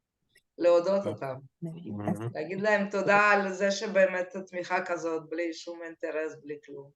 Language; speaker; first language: Hebrew; non-native, fluent; Russian